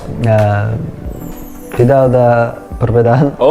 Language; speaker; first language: Indonesian; non-native, learner; Turkish